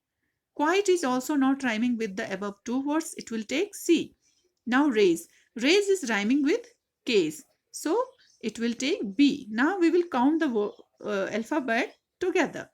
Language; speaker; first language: English; non-native, local second language; Hindi